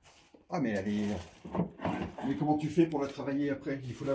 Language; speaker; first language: French; native; French